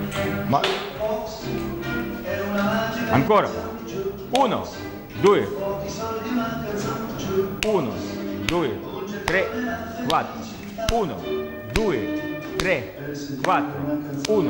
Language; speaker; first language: Italian; non-native, learner; Russian